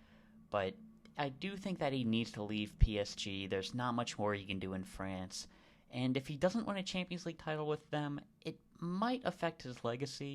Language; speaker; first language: English; native; English